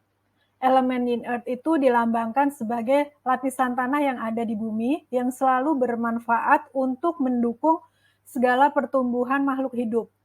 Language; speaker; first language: Indonesian; native; Indonesian